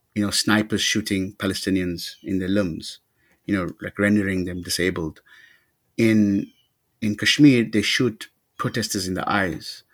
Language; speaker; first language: English; native; English